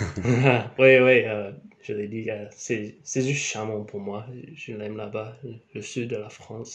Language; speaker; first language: French; non-native, learner; English